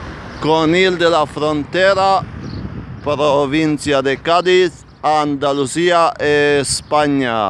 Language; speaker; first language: Spanish; non-native, fluent; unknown